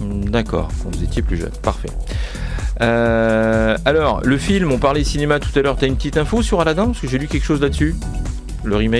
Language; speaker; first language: French; native; French